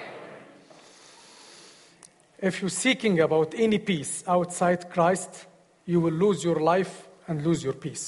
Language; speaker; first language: English; non-native, learner; Arabic